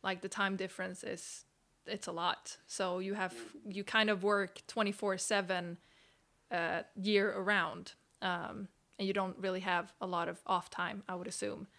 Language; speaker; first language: English; non-native, fluent; Swedish